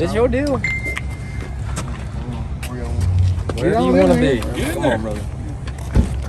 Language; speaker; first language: English; native; English